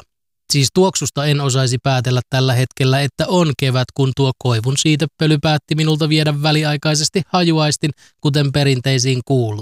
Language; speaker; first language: Finnish; native; Finnish